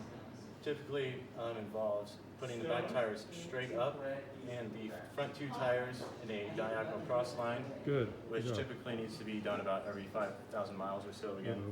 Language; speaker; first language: English; native; English